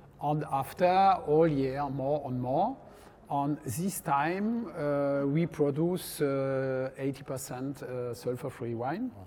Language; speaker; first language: English; non-native, learner; French